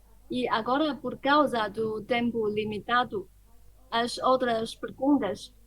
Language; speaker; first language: Portuguese; non-native, fluent; Chinese